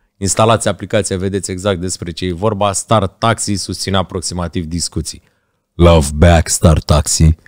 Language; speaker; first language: Romanian; native; Romanian